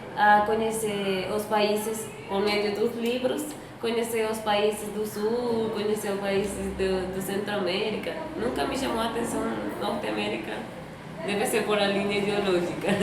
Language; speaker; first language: Portuguese; non-native, fluent; Spanish